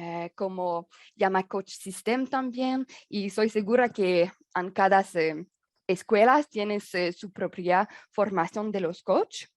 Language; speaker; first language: Spanish; non-native, learner; French